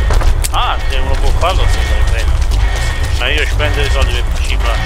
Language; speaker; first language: Italian; native; Italian